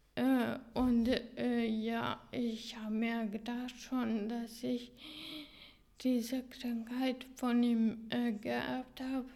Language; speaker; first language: German; non-native, fluent; Hungarian